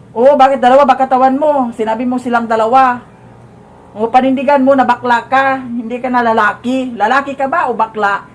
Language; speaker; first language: Filipino; non-native, local second language; Cebuano